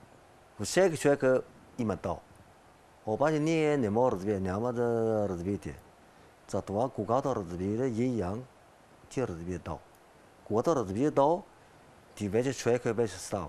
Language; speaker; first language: Bulgarian; non-native, learner; Chinese